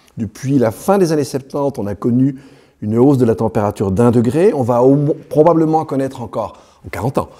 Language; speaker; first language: French; native; French